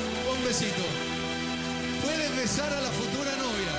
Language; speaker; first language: Spanish; native; Spanish